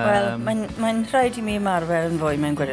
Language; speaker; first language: Welsh; non-native, learner; English